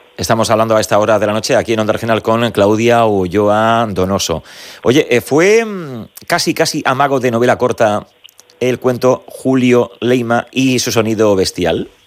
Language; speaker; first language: Spanish; native; Spanish